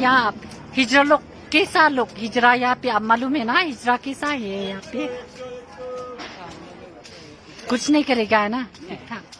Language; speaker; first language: Hindi; non-native, local second language; Khasi